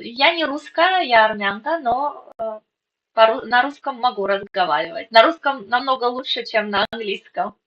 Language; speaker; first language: Russian; non-native, local second language; Armenian